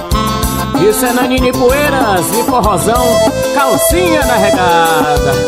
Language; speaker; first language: Portuguese; native; Portuguese